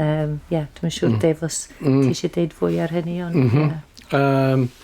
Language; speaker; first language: Welsh; native; Welsh